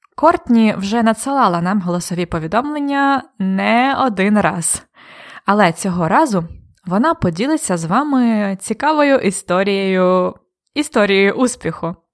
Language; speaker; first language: Ukrainian; native; Ukrainian